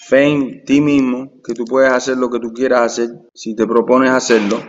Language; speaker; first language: Spanish; early bilingual, heritage; Spanish